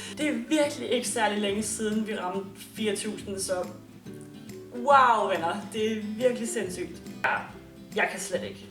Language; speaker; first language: Danish; native; Danish